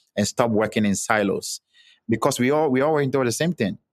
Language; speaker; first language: English; non-native, local second language; Ewe